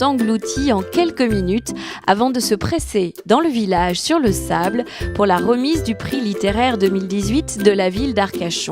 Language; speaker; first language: French; native; French